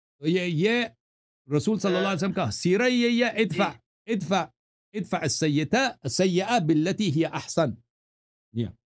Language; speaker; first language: Urdu; non-native, fluent; Persian